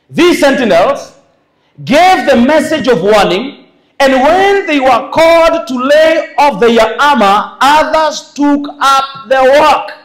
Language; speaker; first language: English; non-native, local second language; Swahili